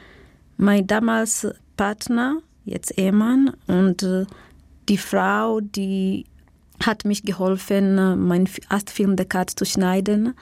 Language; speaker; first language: German; non-native, fluent; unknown